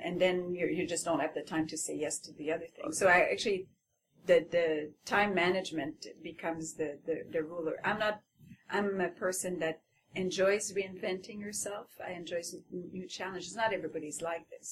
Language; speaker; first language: English; non-native, fluent; French